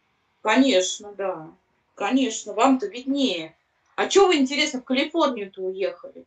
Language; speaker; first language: Russian; native; Russian